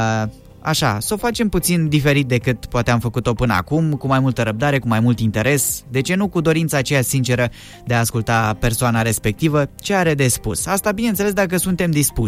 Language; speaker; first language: Romanian; native; Romanian